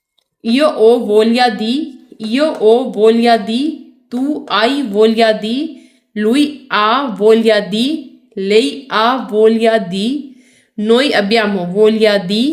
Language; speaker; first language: Italian; non-native, fluent; Urdu